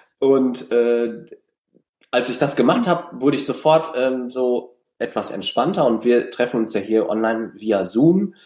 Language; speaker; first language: German; native; German